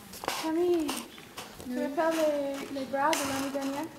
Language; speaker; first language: French; non-native, fluent; English